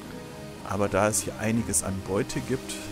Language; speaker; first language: German; native; German